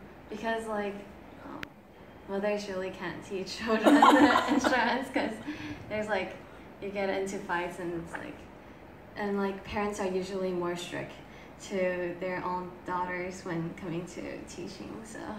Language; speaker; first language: English; early bilingual, other home language; Japanese